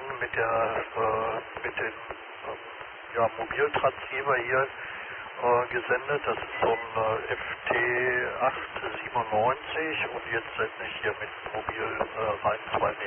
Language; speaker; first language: German; native; German